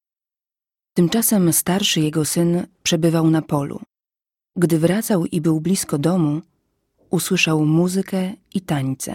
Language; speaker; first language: Polish; native; Polish